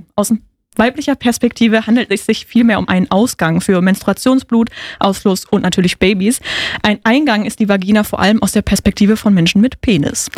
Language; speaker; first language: German; native; German